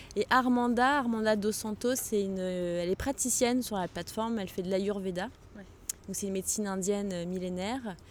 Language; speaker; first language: French; non-native, local second language; Arabic